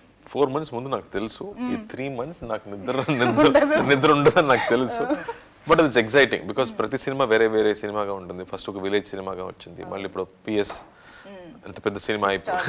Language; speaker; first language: Telugu; non-native, local second language; Tamil